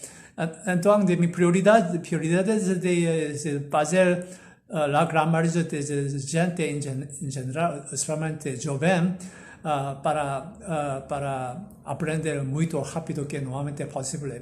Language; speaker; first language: Portuguese; non-native, learner; Korean